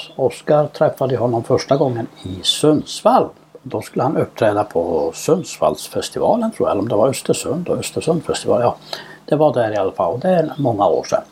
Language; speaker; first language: Swedish; native; Swedish